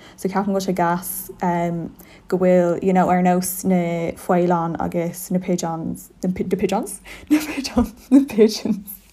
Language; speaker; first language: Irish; non-native, local second language; English